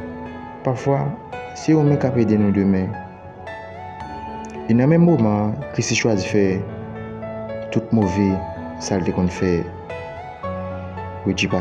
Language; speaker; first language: French; non-native, learner; Haitian Creole